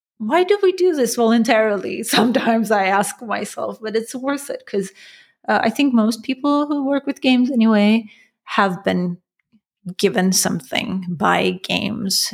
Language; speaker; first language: English; non-native, fluent; Persian